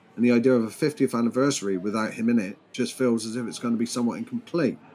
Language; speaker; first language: English; native; English